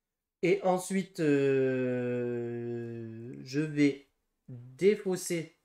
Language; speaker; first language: French; native; French